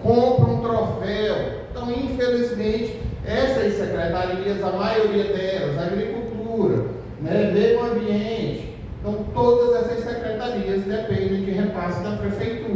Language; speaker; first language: Portuguese; native; Portuguese